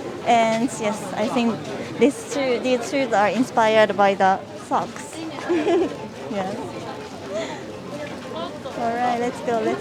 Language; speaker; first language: English; non-native, fluent; Japanese